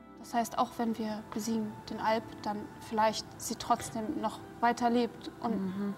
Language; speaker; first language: German; non-native, learner; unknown